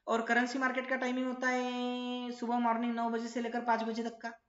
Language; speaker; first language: Hindi; non-native, local second language; Marathi